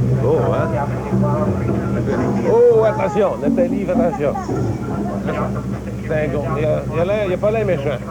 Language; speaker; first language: French; native; French